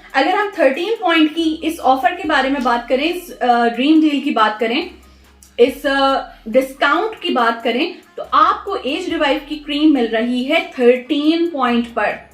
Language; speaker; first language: Urdu; native; Urdu